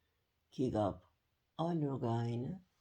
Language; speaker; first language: Danish; non-native, fluent; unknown